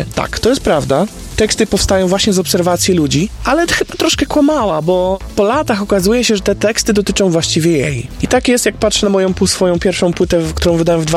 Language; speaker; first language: Polish; native; Polish